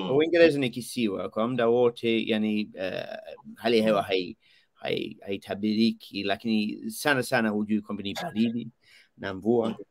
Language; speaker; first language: Swahili; non-native, fluent; English